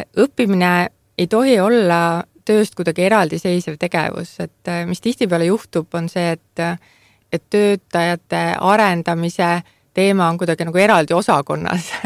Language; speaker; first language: Estonian; native; Estonian